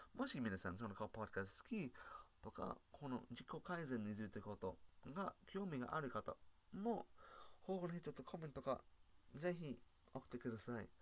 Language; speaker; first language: Japanese; non-native, learner; English